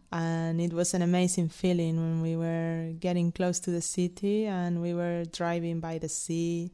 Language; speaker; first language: English; non-native, fluent; Spanish